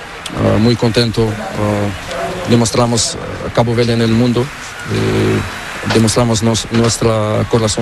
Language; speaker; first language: Spanish; non-native, learner; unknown